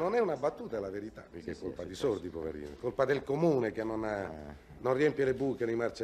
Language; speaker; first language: Italian; native; Italian